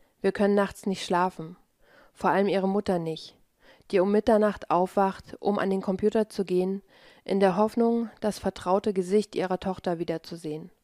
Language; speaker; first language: German; native; German